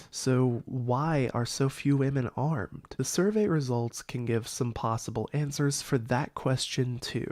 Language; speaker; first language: English; native; English